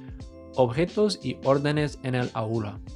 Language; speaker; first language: Spanish; non-native, fluent; English